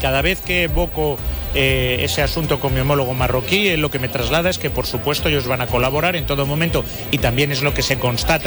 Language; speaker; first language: Spanish; native; Spanish